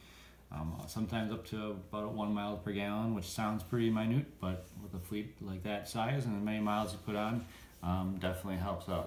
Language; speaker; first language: English; native; English